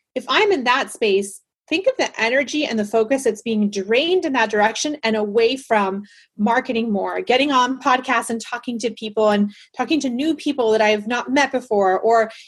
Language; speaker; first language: English; early bilingual, other home language; Spanish